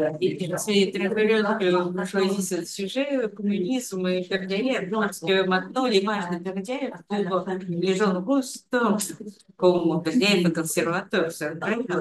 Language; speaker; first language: French; non-native, fluent; Russian